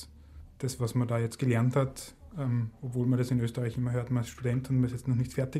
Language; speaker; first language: German; native; German